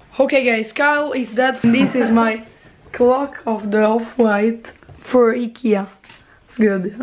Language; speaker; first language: English; non-native, learner; Italian